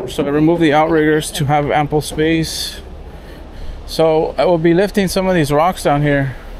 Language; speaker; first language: English; early bilingual, other home language; Spanish